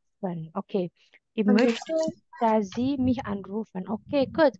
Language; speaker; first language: German; non-native, fluent; Indonesian